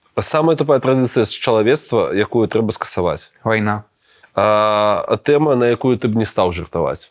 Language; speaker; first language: Belarusian; non-native, local second language; Russian